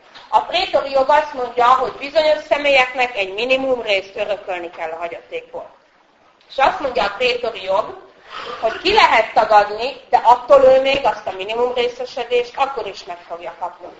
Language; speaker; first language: Hungarian; native; Hungarian